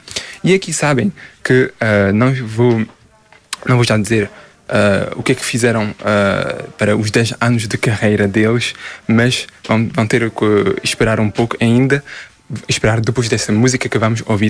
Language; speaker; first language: Portuguese; early bilingual, heritage; Portuguese